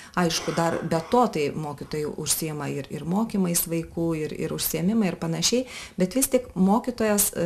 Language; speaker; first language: Lithuanian; native; Lithuanian